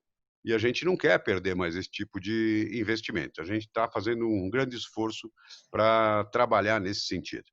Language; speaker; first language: Portuguese; native; Portuguese